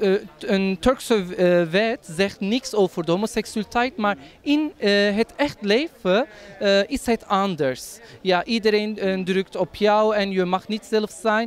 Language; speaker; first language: Dutch; non-native, learner; Turkish